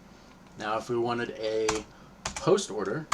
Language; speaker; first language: English; native; English